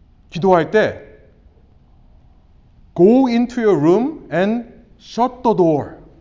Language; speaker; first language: English; non-native, fluent; Korean